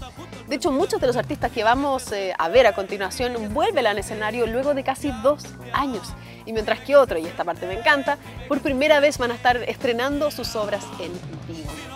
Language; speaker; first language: Spanish; native; Spanish